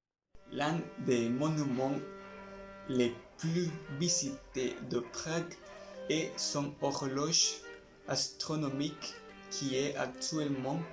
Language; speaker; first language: French; non-native, learner; Spanish